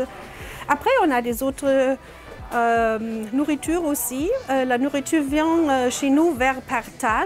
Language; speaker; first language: French; non-native, fluent; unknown